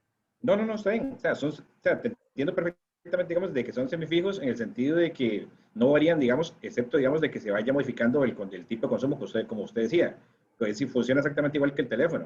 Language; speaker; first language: Spanish; native; Spanish